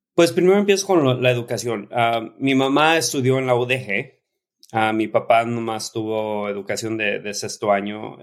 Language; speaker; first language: Spanish; early bilingual, heritage; Spanish